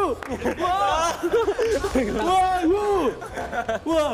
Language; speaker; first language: Korean; native; Korean